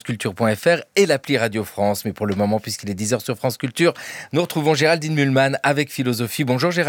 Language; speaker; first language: French; native; French